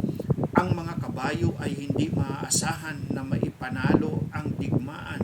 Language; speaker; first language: Filipino; native; Filipino